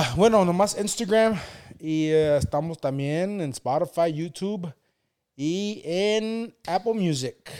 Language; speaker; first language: Spanish; early bilingual, heritage; Spanish